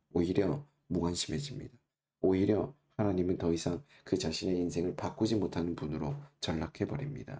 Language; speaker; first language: Korean; native; Korean